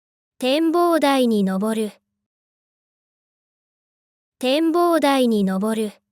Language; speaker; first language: Japanese; native; Japanese